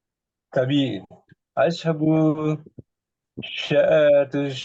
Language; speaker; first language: Arabic; non-native, learner; Indonesian